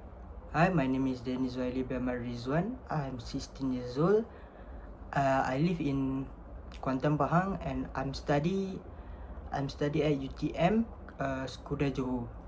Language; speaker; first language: English; non-native, learner; Malay